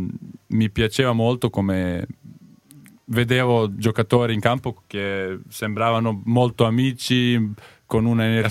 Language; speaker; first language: Italian; non-native, learner; Serbian